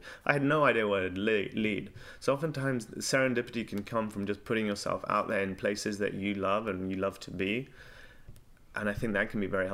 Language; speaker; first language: English; native; English